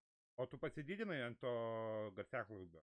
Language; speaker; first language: Lithuanian; native; Lithuanian